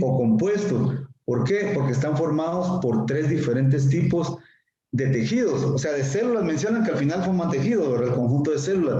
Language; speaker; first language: Spanish; native; Spanish